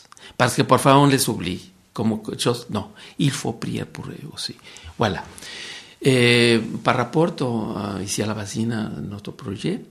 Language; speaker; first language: French; non-native, fluent; Spanish